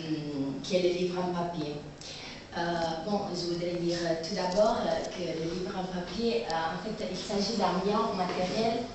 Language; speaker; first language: French; non-native, learner; Italian